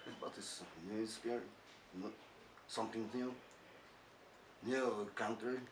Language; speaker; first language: English; non-native, learner; Polish